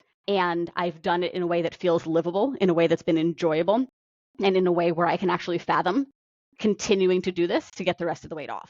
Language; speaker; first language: English; native; English